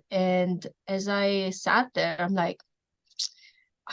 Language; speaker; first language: English; non-native, fluent; Polish